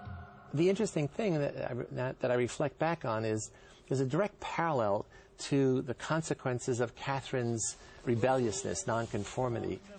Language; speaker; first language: English; native; English